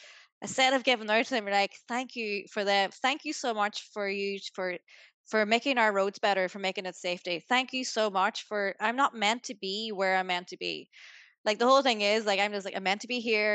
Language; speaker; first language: English; native; English